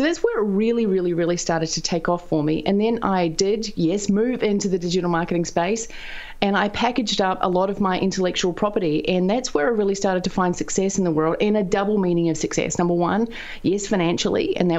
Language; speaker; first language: English; native; English